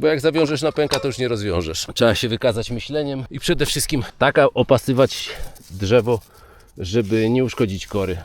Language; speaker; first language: Polish; native; Polish